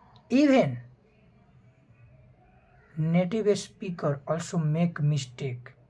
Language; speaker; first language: English; non-native, fluent; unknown